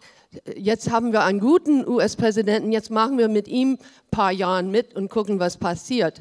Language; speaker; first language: German; early bilingual, heritage; German